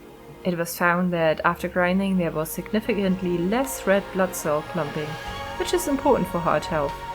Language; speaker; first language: English; non-native, fluent; German